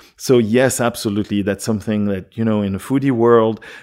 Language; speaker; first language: English; non-native, fluent; French